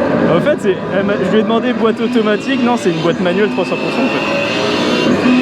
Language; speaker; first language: French; native; French